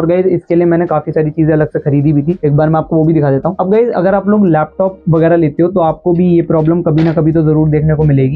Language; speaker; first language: Hindi; native; Hindi